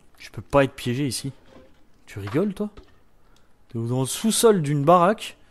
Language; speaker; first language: French; native; French